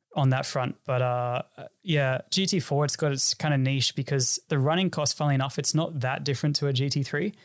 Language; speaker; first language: English; native; English